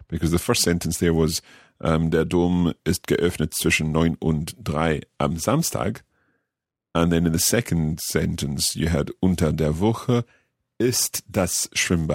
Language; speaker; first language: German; non-native, learner; English